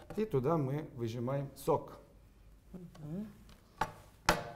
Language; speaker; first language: Russian; non-native, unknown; Italian